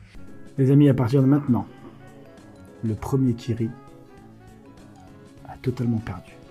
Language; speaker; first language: French; native; French